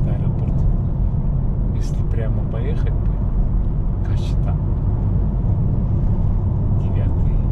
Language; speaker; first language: Russian; non-native, local second language; Kyrgyz